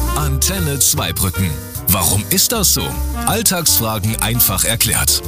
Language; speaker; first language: German; native; German